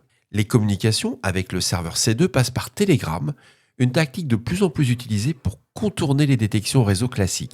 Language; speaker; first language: French; native; French